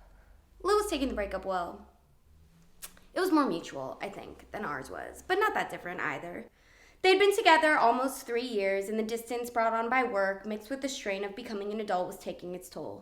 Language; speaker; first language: English; native; English